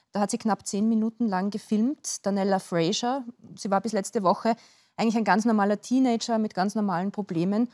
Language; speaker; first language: German; native; German